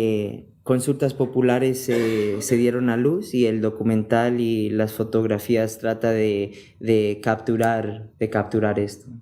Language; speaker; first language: Spanish; non-native, fluent; English